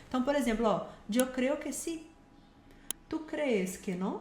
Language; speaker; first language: Spanish; non-native, fluent; Portuguese